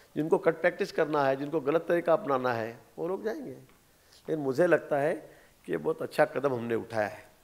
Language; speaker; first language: Hindi; non-native, local second language; Marathi